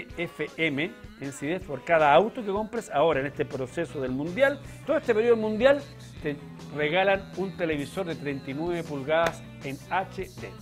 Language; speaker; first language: Spanish; native; Spanish